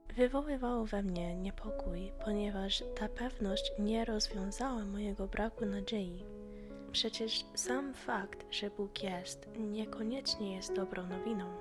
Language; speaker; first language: Polish; non-native, fluent; English